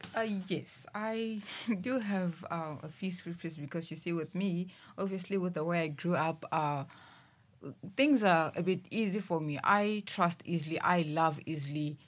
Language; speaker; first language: English; non-native, local second language; Venda